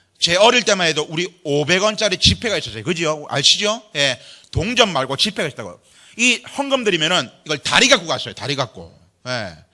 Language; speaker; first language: Korean; native; Korean